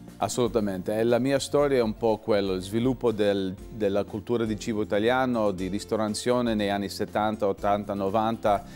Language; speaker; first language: Italian; early bilingual, other home language; English